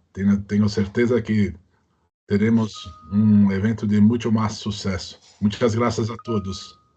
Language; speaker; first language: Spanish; non-native, learner; Portuguese